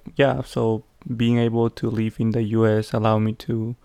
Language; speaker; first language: English; non-native, fluent; Spanish